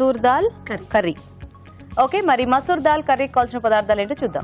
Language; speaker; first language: Telugu; native; Telugu